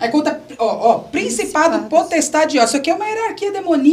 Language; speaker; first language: Portuguese; native; Portuguese